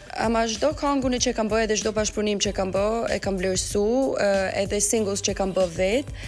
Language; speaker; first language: Albanian; early bilingual, heritage; Albanian